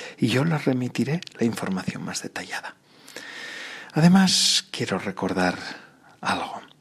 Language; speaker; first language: Spanish; native; Spanish